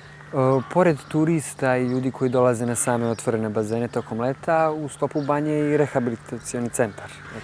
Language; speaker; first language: Bosnian; native; Bosnian